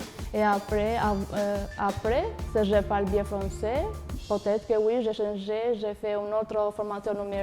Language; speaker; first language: French; non-native, learner; Albanian